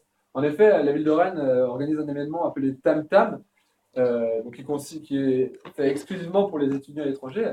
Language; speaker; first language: French; native; French